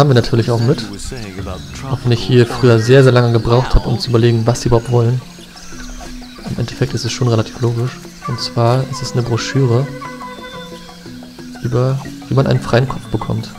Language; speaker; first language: German; native; German